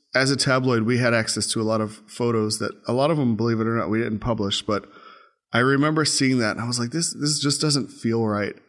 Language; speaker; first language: English; native; English